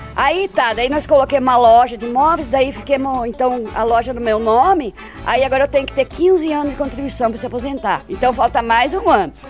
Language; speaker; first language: Portuguese; native; Portuguese